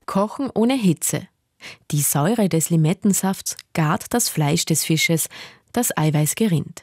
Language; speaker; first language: German; native; German